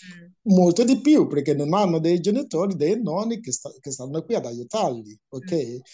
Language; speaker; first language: Italian; non-native, fluent; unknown